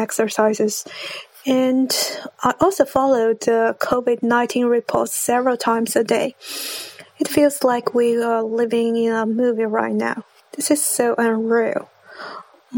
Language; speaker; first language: English; non-native, fluent; Chinese